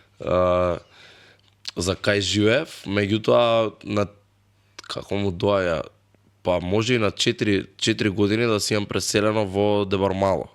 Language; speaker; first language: Macedonian; native; Macedonian